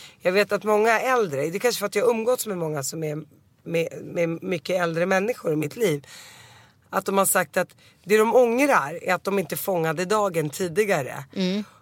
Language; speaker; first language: Swedish; early bilingual, other home language; Arabic